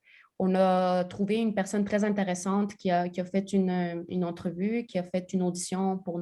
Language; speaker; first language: French; native; French